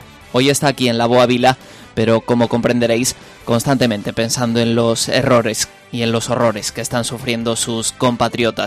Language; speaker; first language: Spanish; native; Spanish